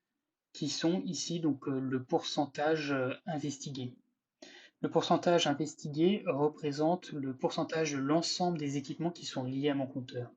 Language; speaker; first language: French; native; French